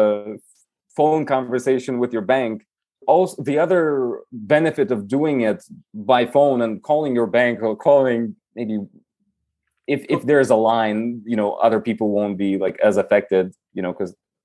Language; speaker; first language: English; non-native, fluent; Romanian